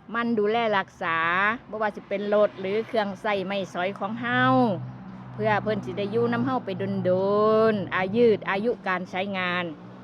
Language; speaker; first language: Thai; native; Thai